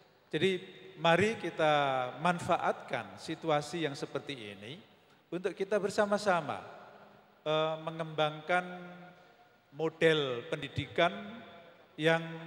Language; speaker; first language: Indonesian; native; Indonesian